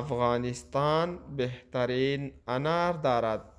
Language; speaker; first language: Persian; non-native, local second language; Pashto